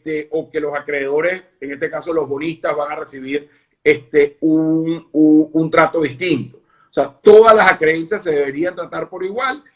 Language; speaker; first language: Spanish; native; Spanish